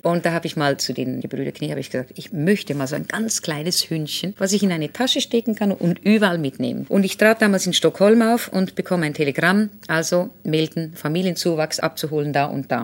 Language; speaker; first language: German; native; German